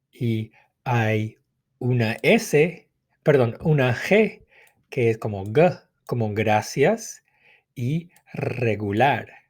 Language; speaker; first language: Spanish; non-native, fluent; English